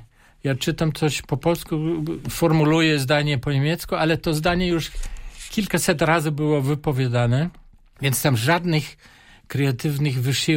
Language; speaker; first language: Polish; non-native, fluent; German